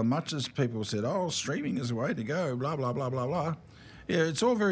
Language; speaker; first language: English; native; English